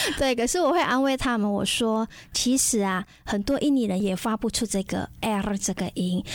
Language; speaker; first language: Chinese; non-native, fluent; Indonesian